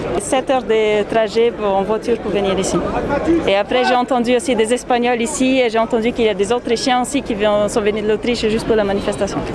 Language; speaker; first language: French; non-native, fluent; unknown